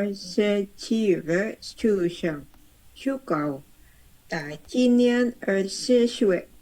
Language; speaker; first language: Chinese; non-native, learner; Indonesian